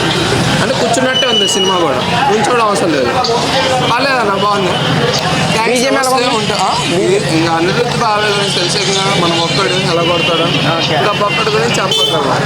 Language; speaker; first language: Telugu; native; Telugu